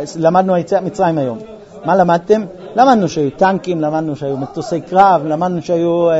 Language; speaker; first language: Hebrew; non-native, fluent; English